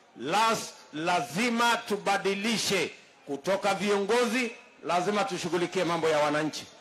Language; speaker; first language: Swahili; non-native, local second language; Kalenjin